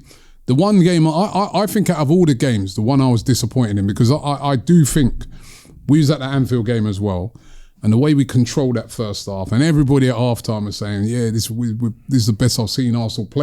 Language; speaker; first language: English; native; English